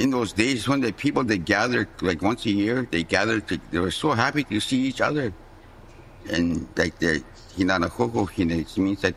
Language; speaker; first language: English; native; English